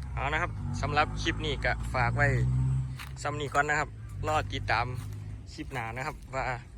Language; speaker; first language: Thai; non-native, local second language; Northeastern Thai